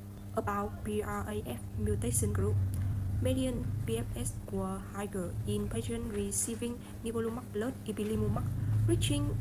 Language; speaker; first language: English; non-native, learner; Vietnamese